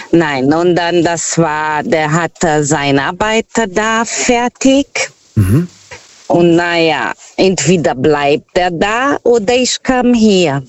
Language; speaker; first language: German; non-native, fluent; Portuguese